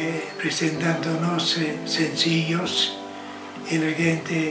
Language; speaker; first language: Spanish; non-native, fluent; Italian